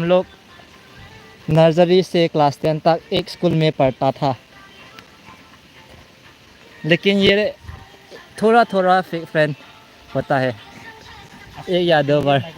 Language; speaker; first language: Hindi; non-native, local second language; Thado Chin